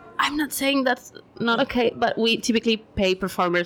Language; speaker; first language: English; non-native, fluent; Spanish